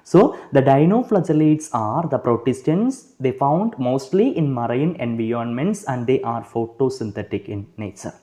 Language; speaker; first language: English; non-native, local second language; Malayalam